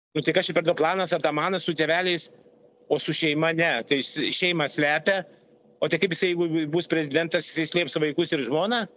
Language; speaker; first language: Lithuanian; non-native, local second language; Russian